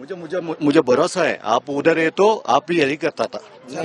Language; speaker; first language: Hindi; non-native, local second language; Kannada